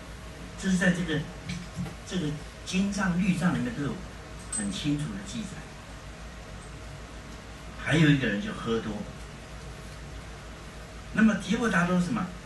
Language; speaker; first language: Chinese; native; Chinese